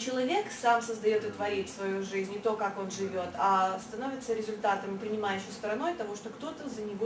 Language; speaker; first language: Russian; native; Russian